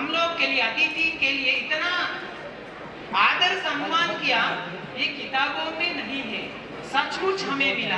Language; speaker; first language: Hindi; non-native, learner; Sinhala